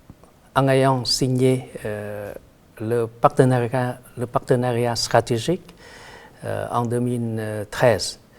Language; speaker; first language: French; non-native, fluent; Vietnamese